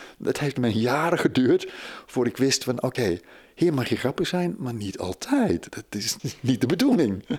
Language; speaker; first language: Dutch; non-native, fluent; English